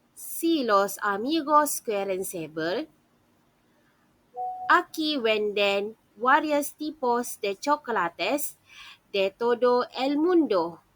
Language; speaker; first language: Spanish; non-native, learner; Malay